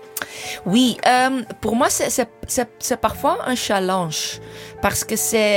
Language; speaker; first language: French; non-native, fluent; English